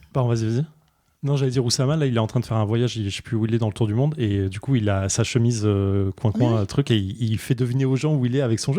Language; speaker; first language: French; native; French